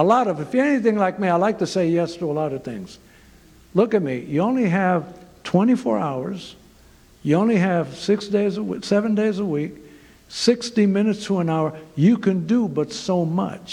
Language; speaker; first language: English; native; English